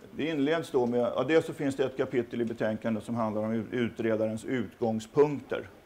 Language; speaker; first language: Swedish; native; Swedish